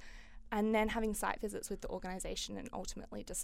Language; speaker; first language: English; native; English